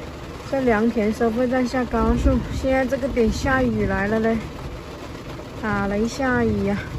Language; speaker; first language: Chinese; native; Chinese